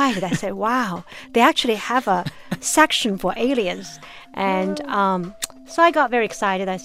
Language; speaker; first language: English; non-native, fluent; Chinese